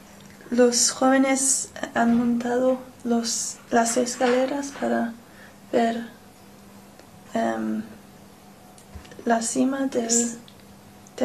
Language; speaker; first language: Spanish; non-native, learner; English